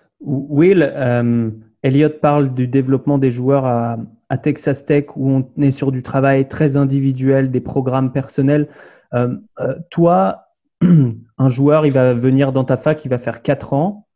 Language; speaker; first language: French; native; French